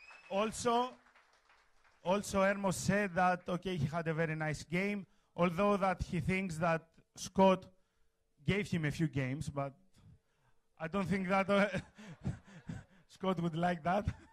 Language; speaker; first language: English; non-native, fluent; Greek